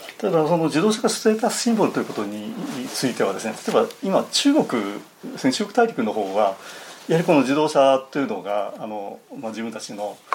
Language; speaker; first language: Japanese; native; Japanese